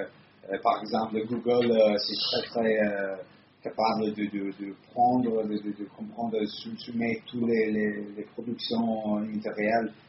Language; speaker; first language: French; non-native, learner; Italian